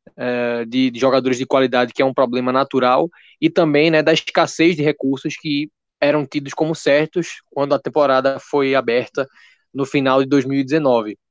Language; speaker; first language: Portuguese; native; Portuguese